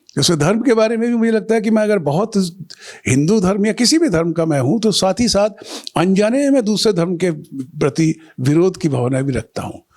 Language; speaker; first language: Hindi; non-native, local second language; Bangla